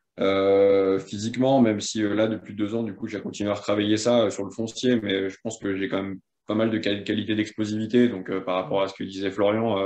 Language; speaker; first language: French; native; French